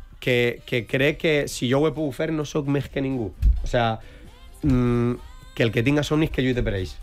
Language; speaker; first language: Catalan; native; Catalan